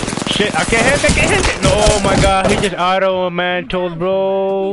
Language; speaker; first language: Spanish; native; Spanish